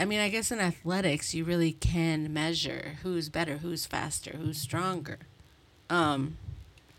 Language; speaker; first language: English; native; English